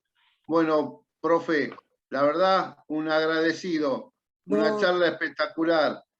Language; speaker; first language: Spanish; native; Spanish